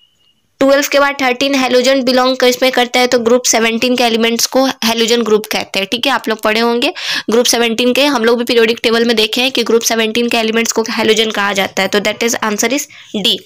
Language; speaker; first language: Hindi; native; Hindi